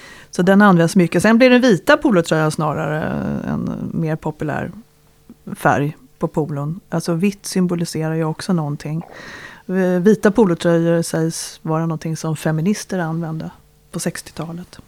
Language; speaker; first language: Swedish; native; Swedish